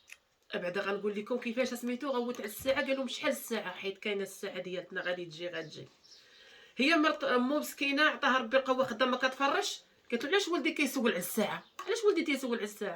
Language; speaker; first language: Arabic; native; Arabic